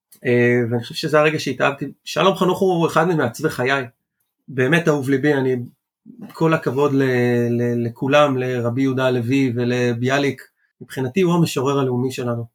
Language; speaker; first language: Hebrew; early bilingual, other home language; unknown